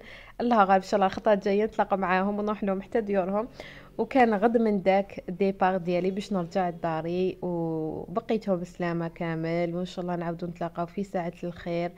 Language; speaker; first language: Arabic; native; Arabic